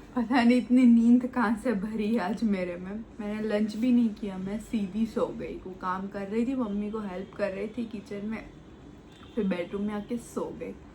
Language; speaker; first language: Hindi; non-native, local second language; Gujarati